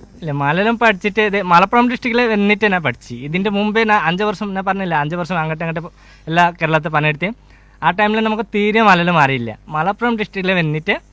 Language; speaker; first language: Malayalam; non-native, local second language; Bangla